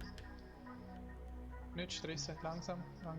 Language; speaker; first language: German; native; German